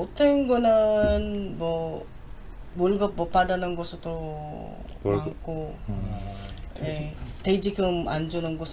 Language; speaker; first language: Korean; non-native, learner; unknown